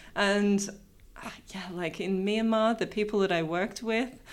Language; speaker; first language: English; native; English